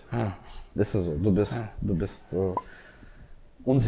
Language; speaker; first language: German; non-native, fluent; Russian